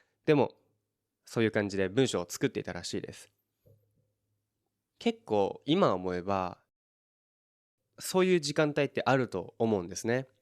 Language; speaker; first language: Japanese; native; Japanese